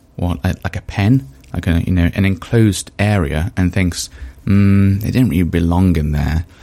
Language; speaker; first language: English; native; English